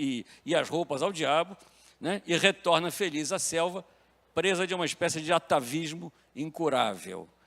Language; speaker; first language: Portuguese; native; Portuguese